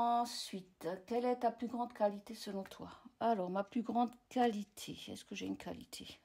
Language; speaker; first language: French; native; French